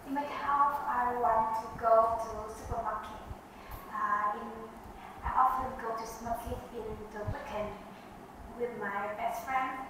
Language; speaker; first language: English; non-native, learner; Vietnamese